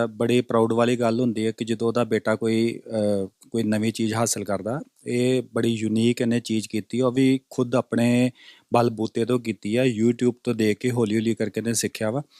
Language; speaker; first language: Punjabi; native; Punjabi